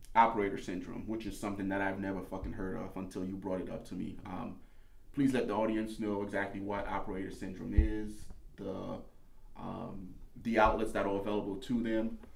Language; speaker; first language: English; native; English